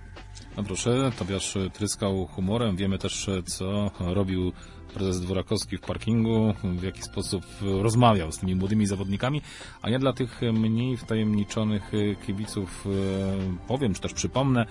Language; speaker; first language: Polish; native; Polish